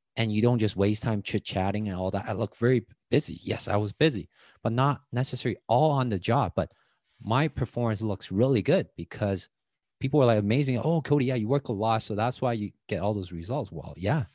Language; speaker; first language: English; non-native, fluent; Chinese